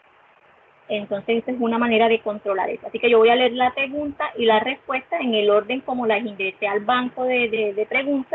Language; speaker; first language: Spanish; native; Spanish